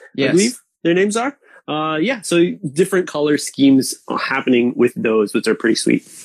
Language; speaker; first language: English; native; English